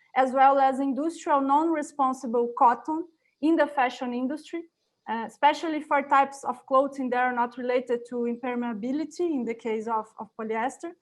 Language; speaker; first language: English; non-native, fluent; Portuguese